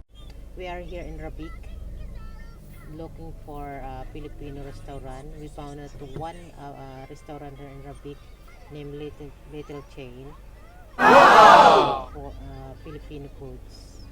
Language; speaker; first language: English; non-native, learner; Filipino